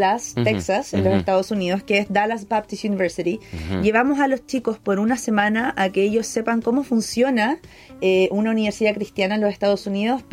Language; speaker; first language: Spanish; native; Spanish